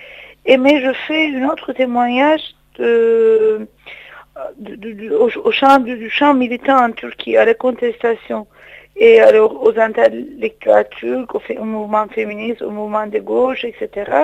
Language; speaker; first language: French; non-native, fluent; Turkish